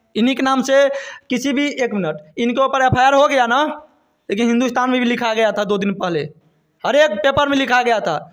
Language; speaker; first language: Hindi; native; Hindi